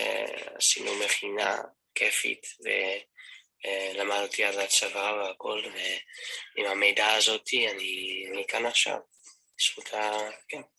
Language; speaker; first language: Hebrew; non-native, learner; Dutch